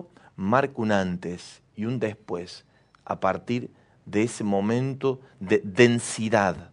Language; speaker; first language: Spanish; native; Spanish